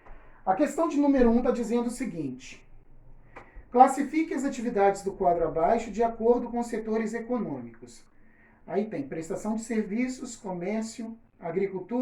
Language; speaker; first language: Portuguese; native; Portuguese